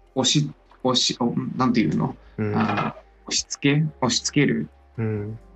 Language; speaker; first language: Japanese; non-native, fluent; Chinese